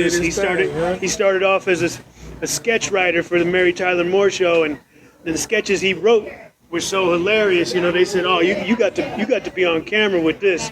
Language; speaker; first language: English; native; English